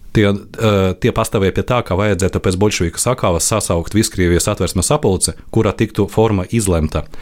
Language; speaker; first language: Latvian; non-native, local second language; Russian